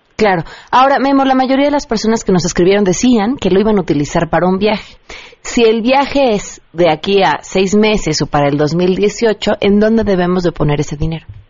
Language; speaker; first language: Spanish; native; Spanish